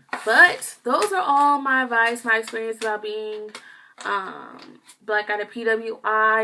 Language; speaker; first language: English; native; English